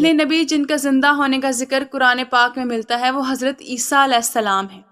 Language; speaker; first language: Urdu; native; Urdu